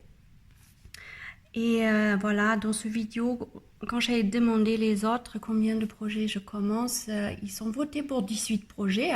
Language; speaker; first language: French; non-native, learner; German